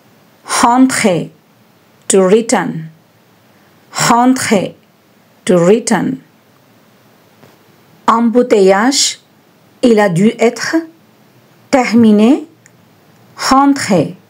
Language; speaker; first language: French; non-native, fluent; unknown